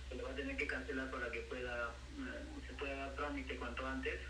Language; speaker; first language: Spanish; native; Spanish